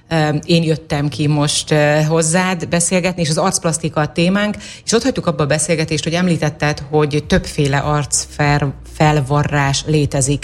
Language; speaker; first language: Hungarian; native; Hungarian